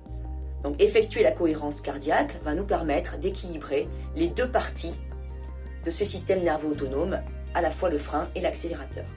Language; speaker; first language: French; native; French